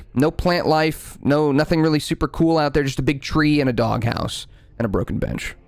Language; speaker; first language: English; native; English